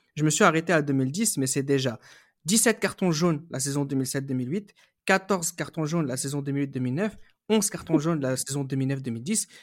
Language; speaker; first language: French; native; French